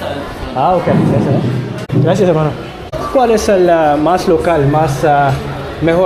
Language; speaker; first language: Spanish; non-native, learner; English